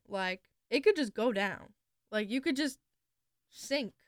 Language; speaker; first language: English; native; English